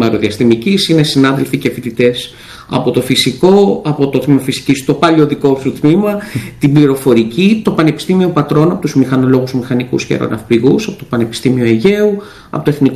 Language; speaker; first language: Greek; native; Greek